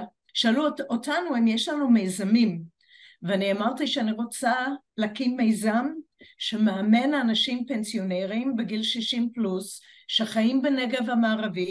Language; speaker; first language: Hebrew; non-native, fluent; English